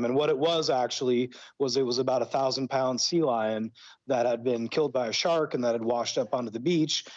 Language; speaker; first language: English; native; English